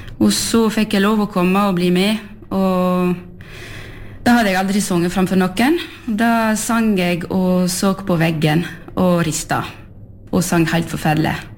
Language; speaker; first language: Norwegian; early bilingual, heritage; French